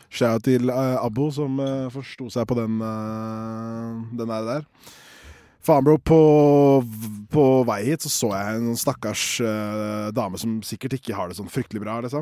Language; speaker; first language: Norwegian; native; Norwegian